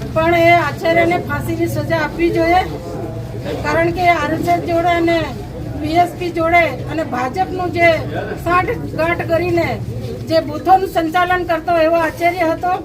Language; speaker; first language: Gujarati; native; Gujarati